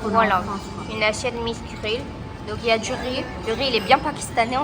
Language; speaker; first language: French; native; French